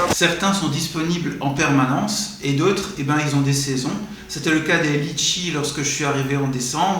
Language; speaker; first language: French; native; French